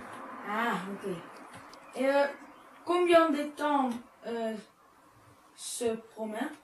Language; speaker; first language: French; non-native, learner; Dutch